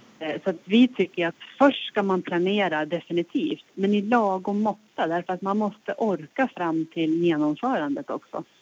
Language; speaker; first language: Swedish; native; Swedish